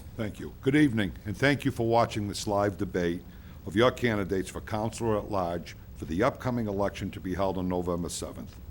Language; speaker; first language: English; native; English